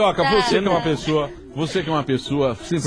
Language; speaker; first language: Portuguese; native; Portuguese